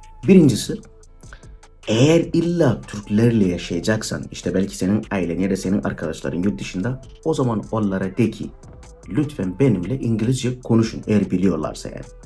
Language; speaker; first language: Turkish; non-native, fluent; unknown